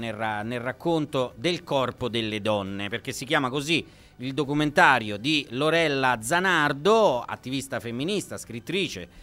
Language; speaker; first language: Italian; native; Italian